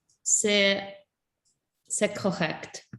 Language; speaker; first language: French; non-native, learner; English